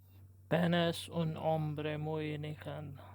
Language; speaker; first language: Spanish; non-native, learner; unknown